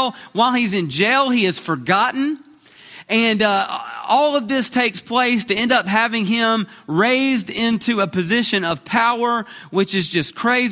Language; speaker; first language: English; native; English